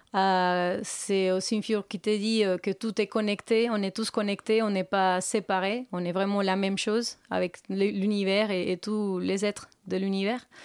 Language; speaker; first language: French; non-native, fluent; Spanish